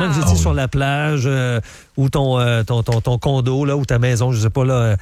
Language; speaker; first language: French; native; French